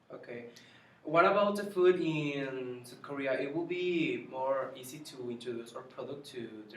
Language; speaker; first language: English; non-native, learner; Spanish